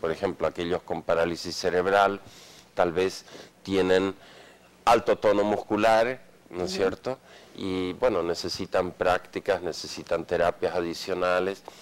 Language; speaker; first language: Spanish; non-native, fluent; Swedish